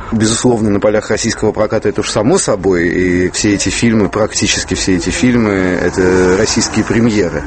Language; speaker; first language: Russian; native; Russian